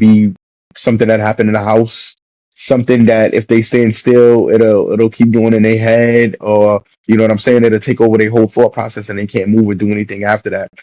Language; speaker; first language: English; native; English